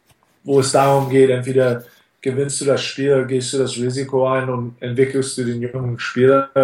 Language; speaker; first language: German; non-native, fluent; English